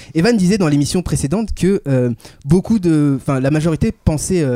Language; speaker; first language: French; native; French